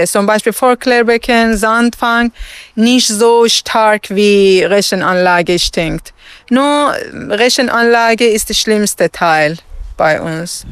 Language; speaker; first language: German; non-native, learner; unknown